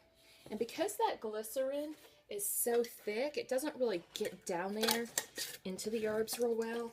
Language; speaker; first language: English; native; English